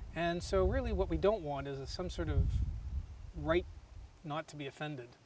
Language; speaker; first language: English; native; English